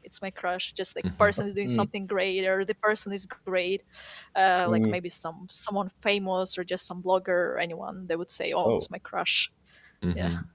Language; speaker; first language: English; non-native, fluent; Ukrainian